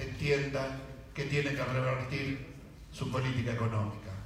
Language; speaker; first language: Spanish; native; Spanish